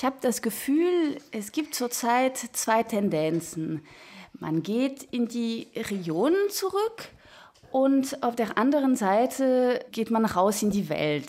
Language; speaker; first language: German; non-native, fluent; French